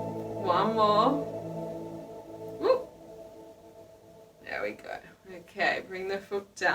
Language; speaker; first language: English; native; English